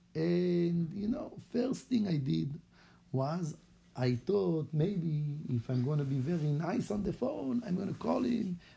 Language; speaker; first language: English; non-native, fluent; Hebrew